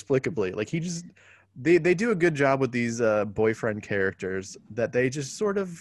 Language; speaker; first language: English; native; English